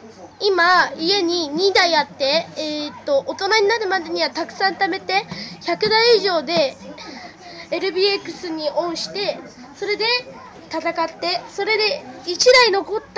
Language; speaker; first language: Japanese; native; Japanese